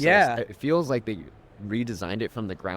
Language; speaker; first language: English; native; English